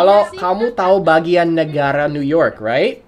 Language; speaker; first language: Indonesian; non-native, fluent; English